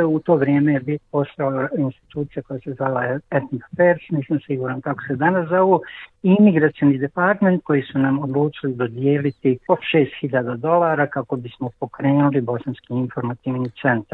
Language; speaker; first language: Croatian; native; Croatian